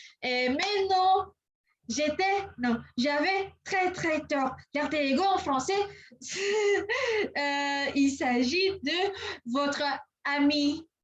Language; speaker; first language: French; non-native, learner; English